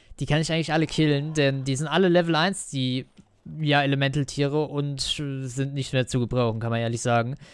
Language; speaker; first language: German; native; German